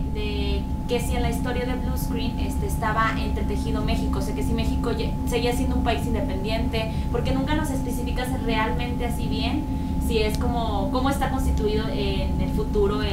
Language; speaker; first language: Spanish; native; Spanish